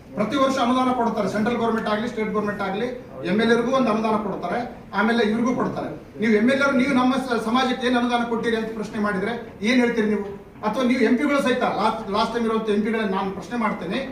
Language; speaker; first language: Kannada; non-native, local second language; Lambadi